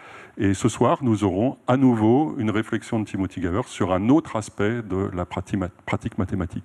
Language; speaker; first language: French; native; French